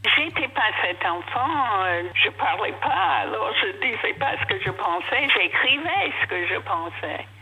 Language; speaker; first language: French; non-native, fluent; English